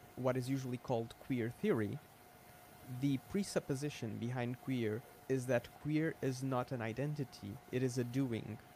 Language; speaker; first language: English; non-native, fluent; Portuguese